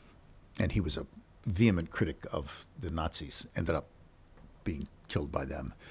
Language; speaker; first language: English; native; English